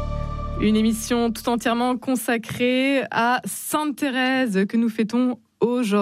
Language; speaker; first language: French; native; French